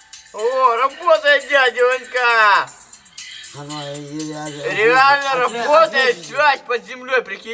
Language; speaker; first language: Russian; native; Russian